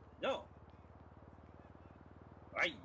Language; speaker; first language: French; native; French